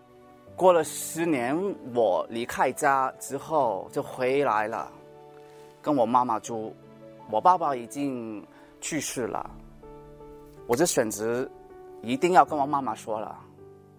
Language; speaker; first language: Chinese; early bilingual, heritage; Cantonese